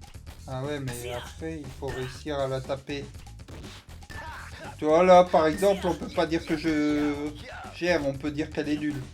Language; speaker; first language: French; native; French